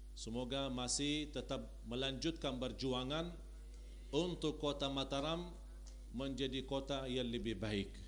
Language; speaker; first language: Indonesian; non-native, fluent; Arabic